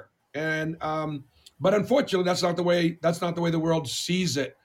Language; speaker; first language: English; native; English